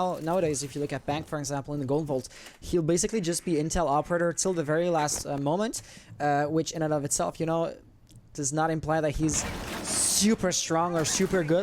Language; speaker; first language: English; non-native, local second language; French